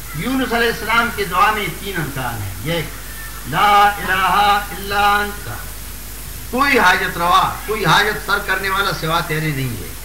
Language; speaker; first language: Urdu; non-native, local second language; Pashto